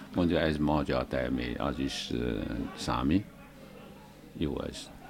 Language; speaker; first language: Hungarian; non-native, learner; Chinese